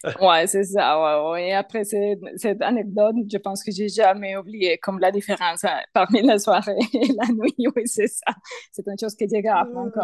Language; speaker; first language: French; non-native, learner; Spanish